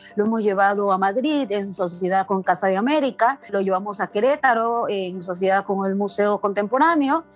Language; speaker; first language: Spanish; native; Spanish